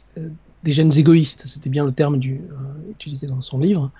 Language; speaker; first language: French; native; French